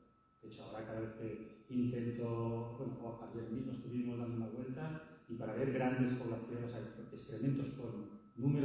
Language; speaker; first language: Spanish; native; Spanish